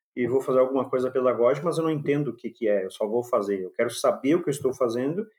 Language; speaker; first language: Portuguese; native; Portuguese